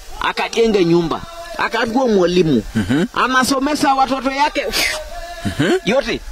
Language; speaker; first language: Swahili; non-native, local second language; Masai